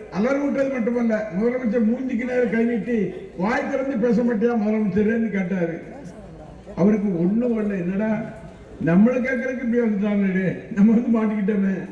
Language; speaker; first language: Tamil; native; Tamil